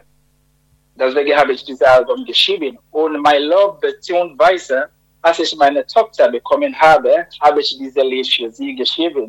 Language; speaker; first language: German; non-native, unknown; Akan